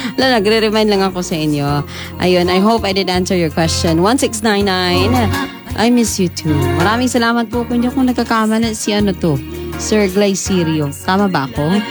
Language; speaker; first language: Filipino; non-native, local second language; Cebuano